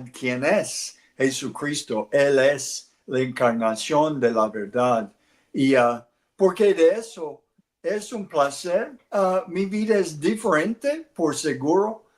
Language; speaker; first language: Spanish; non-native, learner; English